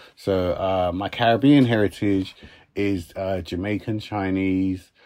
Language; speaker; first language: English; native; English